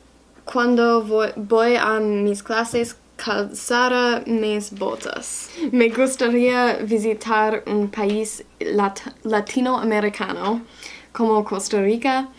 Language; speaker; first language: Spanish; non-native, learner; English